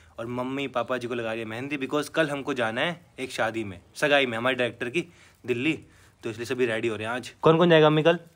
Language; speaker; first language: Hindi; native; Hindi